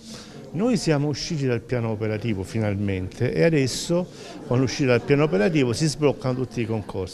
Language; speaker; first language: Italian; native; Italian